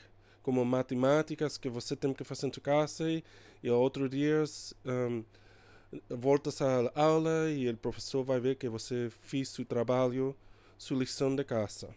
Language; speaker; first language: Portuguese; non-native, learner; English